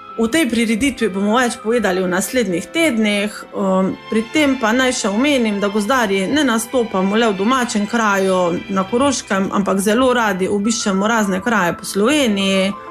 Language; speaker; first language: Slovenian; native; Slovenian